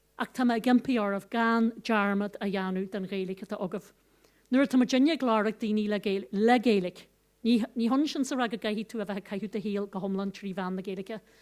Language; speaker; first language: Irish; non-native, local second language; English